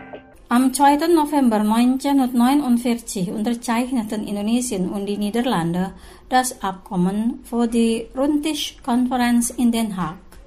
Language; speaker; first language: German; non-native, fluent; Indonesian